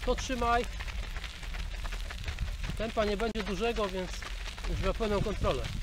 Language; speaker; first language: Polish; native; Polish